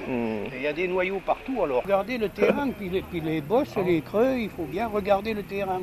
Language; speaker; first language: French; native; French